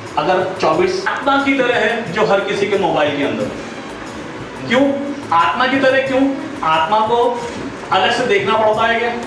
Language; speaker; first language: Hindi; native; Hindi